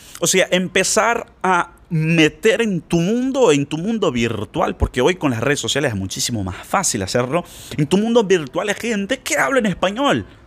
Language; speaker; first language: Spanish; non-native, fluent; Portuguese